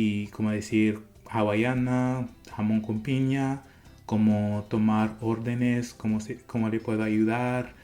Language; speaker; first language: Spanish; non-native, fluent; English